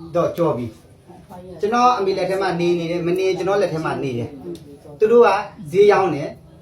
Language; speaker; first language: Burmese; native; Burmese